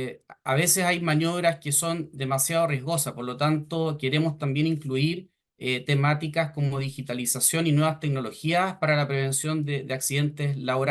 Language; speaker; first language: Spanish; native; Spanish